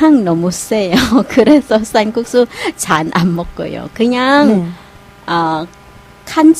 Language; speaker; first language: Korean; non-native, learner; Thai